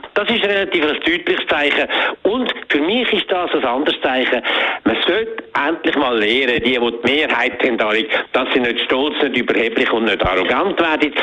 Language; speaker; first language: German; native; German